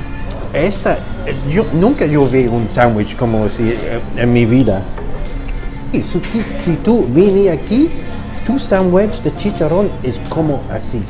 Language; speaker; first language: Spanish; non-native, learner; English